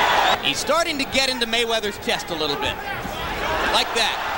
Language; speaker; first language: English; native; English